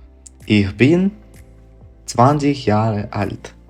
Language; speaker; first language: German; non-native, fluent; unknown